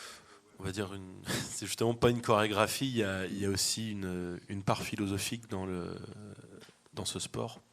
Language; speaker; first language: French; native; French